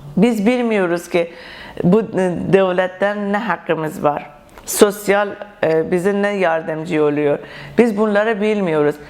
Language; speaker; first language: Turkish; non-native, learner; Persian